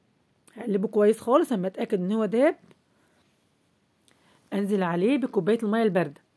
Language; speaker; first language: Arabic; native; Arabic